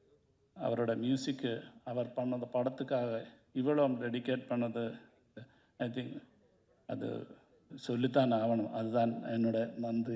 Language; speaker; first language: Tamil; non-native, learner; Malayalam